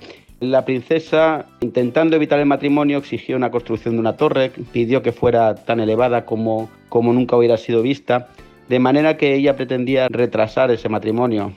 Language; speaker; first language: Spanish; native; Spanish